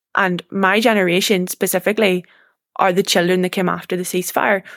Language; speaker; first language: English; native; English